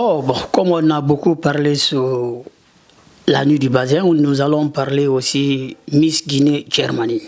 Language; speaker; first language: French; non-native, local second language; Susu